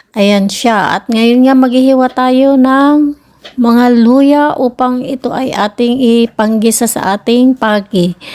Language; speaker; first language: Filipino; native; Filipino